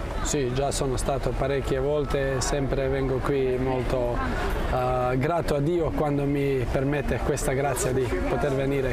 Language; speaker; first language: Italian; non-native, fluent; Croatian